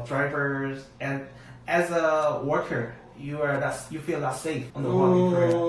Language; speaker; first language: English; non-native, learner; Korean